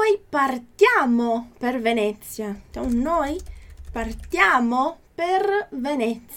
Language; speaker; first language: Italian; non-native, fluent; Portuguese